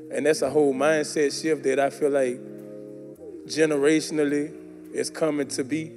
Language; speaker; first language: English; native; English